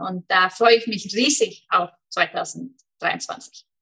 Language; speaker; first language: German; non-native, fluent; Icelandic